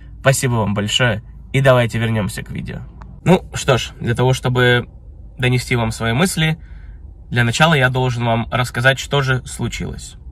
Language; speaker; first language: Russian; early bilingual, heritage; Russian